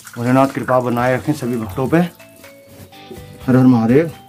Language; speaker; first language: Hindi; non-native, local second language; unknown